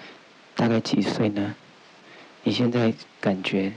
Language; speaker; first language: Chinese; native; Chinese